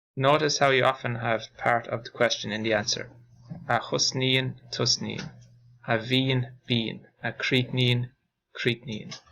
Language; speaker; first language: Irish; non-native, local second language; English